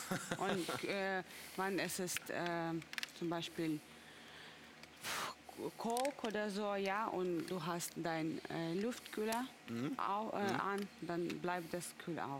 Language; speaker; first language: German; non-native, learner; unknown